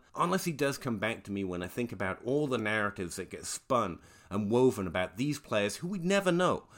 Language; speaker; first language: English; native; English